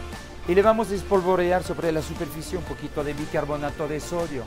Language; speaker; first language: Spanish; non-native, fluent; French